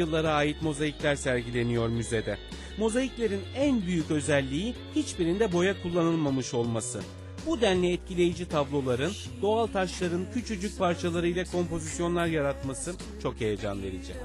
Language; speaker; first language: Turkish; native; Turkish